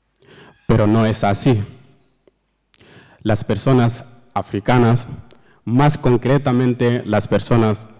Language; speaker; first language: Spanish; non-native, learner; Fula